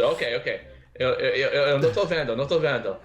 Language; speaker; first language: Portuguese; non-native, fluent; English